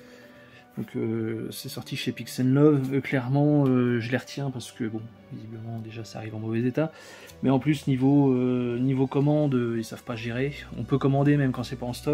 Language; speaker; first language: French; native; French